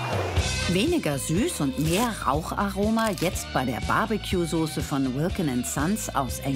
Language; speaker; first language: German; native; German